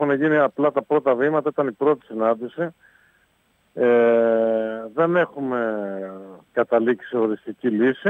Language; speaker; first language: Greek; native; Greek